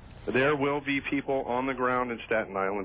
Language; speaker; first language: English; native; English